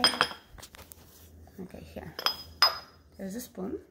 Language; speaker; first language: English; non-native, fluent; Russian